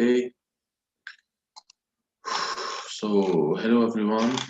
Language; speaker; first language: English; non-native, local second language; Arabic